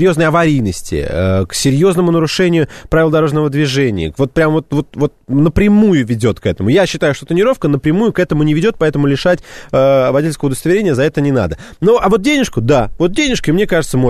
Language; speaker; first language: Russian; native; Russian